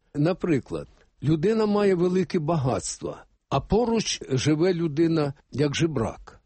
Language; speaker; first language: Ukrainian; native; Ukrainian